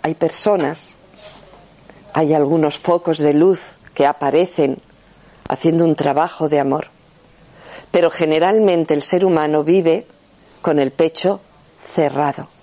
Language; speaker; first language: Spanish; native; Spanish